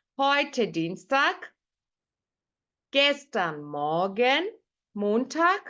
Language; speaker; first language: German; non-native, fluent; Turkish